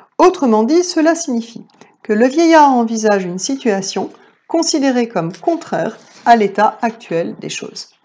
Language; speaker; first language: French; native; French